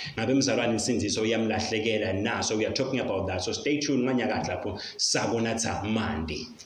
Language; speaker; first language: Zulu; non-native, local second language; Swati